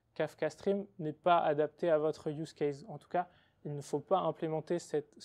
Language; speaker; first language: French; native; French